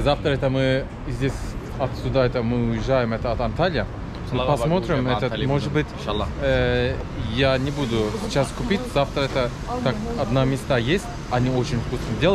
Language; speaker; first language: Russian; non-native, learner; Turkish